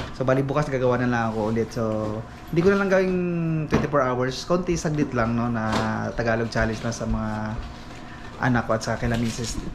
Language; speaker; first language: Filipino; native; Filipino